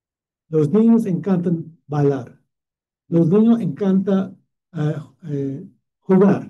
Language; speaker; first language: Spanish; non-native, fluent; English